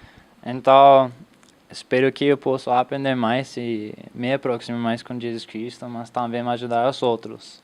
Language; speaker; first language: Portuguese; non-native, fluent; English